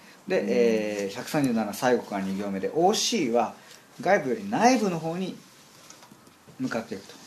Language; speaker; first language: Japanese; native; Japanese